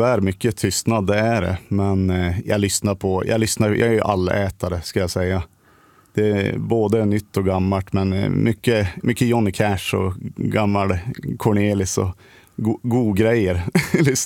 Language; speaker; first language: Swedish; native; Swedish